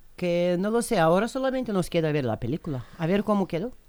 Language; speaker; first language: Spanish; non-native, fluent; Russian